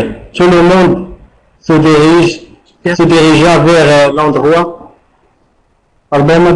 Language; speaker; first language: French; non-native, learner; Arabic